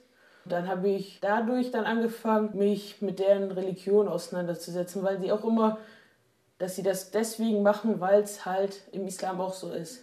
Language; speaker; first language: German; native; German